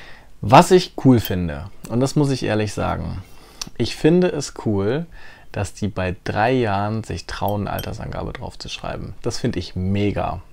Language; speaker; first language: German; native; German